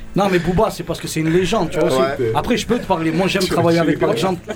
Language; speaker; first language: French; native; French